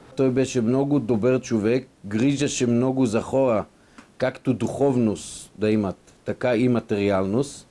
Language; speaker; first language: Bulgarian; non-native, fluent; Hebrew